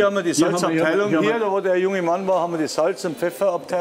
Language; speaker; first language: German; native; German